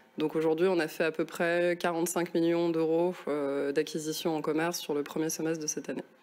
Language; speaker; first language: French; native; French